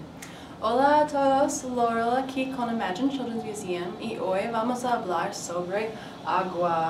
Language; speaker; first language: Spanish; non-native, learner; English